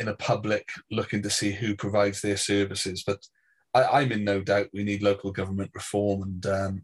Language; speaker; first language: English; native; English